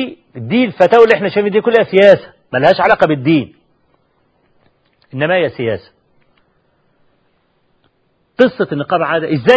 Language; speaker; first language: Arabic; native; Arabic